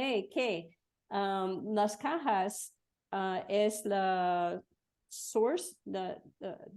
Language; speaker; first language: Spanish; non-native, learner; English